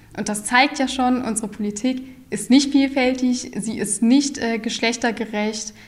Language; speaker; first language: German; early bilingual, other home language; Urdu